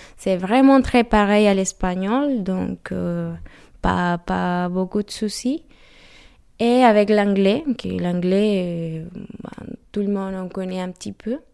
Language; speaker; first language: French; non-native, learner; Spanish